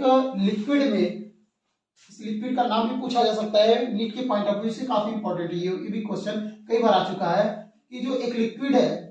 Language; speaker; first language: Hindi; native; Hindi